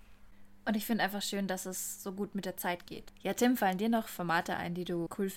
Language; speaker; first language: German; native; German